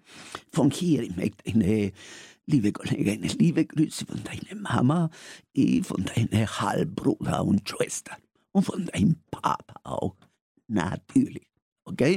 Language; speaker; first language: German; non-native, fluent; Spanish